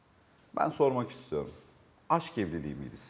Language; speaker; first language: Turkish; native; Turkish